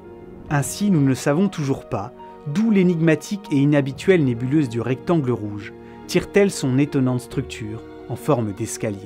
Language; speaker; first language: French; native; French